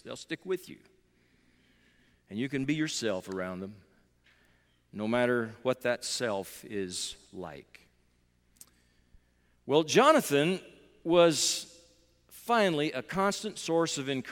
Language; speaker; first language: English; native; English